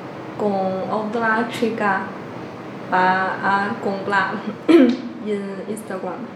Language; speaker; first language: Spanish; non-native, learner; Chinese